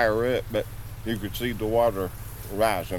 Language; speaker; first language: English; native; English